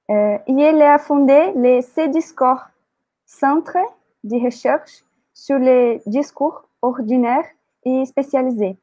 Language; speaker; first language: French; non-native, learner; Portuguese